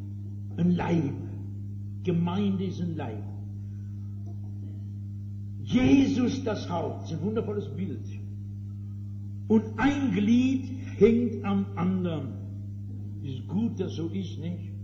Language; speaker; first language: German; native; German